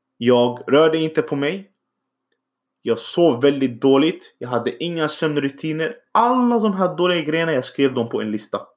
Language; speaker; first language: Swedish; early bilingual, other home language; Arabic